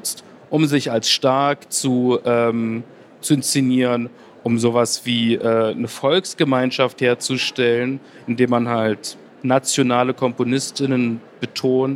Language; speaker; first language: German; native; German